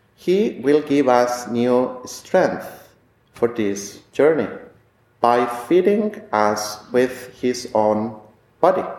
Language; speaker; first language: English; non-native, fluent; Spanish